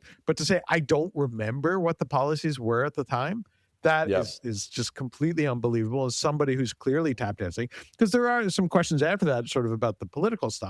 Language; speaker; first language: English; native; English